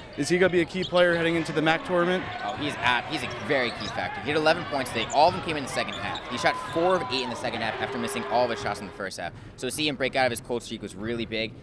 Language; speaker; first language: English; native; English